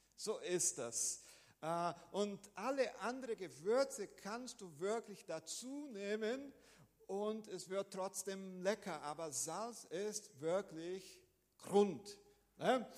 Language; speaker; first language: German; non-native, fluent; Portuguese